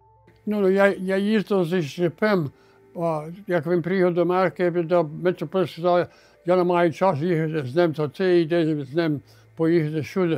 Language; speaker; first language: Ukrainian; early bilingual, heritage; Ukrainian